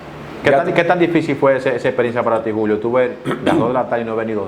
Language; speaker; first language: Spanish; native; Spanish